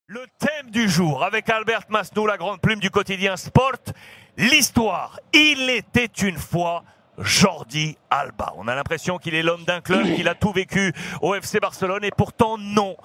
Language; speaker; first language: French; native; French